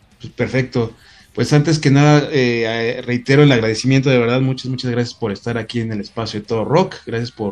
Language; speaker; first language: Spanish; native; Spanish